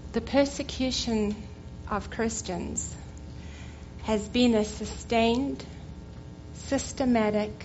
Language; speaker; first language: English; native; English